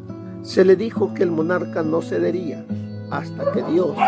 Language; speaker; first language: Spanish; native; Spanish